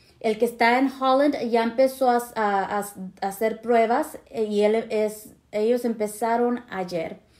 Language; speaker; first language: Spanish; early bilingual, heritage; Spanish